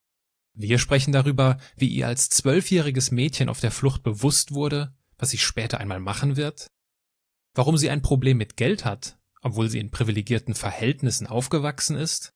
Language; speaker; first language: German; native; German